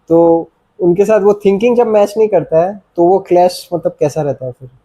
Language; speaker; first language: Hindi; non-native, local second language; Bangla